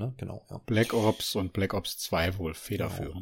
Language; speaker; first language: German; native; German